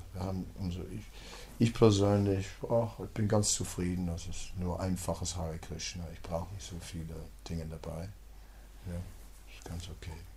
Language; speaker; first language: German; non-native, fluent; Dutch